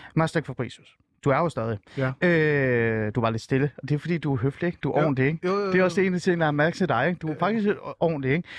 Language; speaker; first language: Danish; early bilingual, other home language; Persian